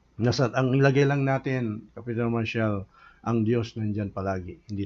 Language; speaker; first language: Filipino; native; Filipino